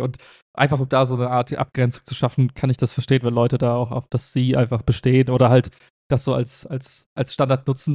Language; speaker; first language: German; native; German